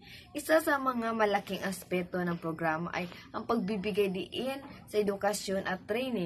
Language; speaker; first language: Filipino; native; Filipino